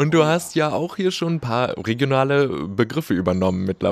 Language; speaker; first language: German; native; German